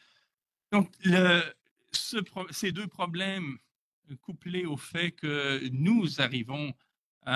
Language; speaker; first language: French; native; French